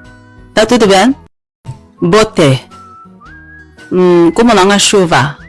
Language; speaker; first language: Portuguese; non-native, learner; Chinese